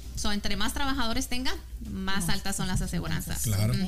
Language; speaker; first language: Spanish; early bilingual, heritage; Spanish